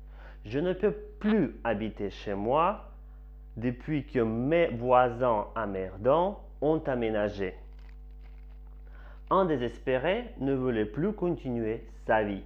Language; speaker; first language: French; non-native, fluent; Russian